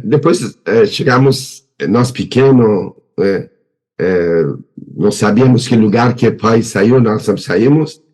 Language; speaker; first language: Portuguese; non-native, learner; Persian